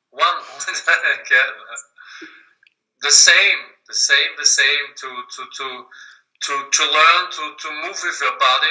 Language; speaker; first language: English; non-native, learner; German